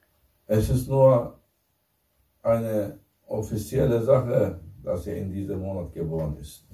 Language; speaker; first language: German; non-native, fluent; Turkish